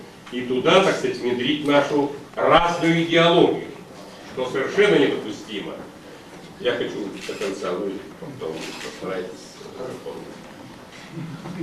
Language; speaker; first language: Russian; native; Russian